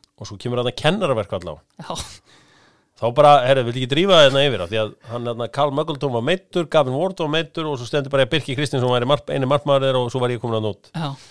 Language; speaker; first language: Icelandic; native; Icelandic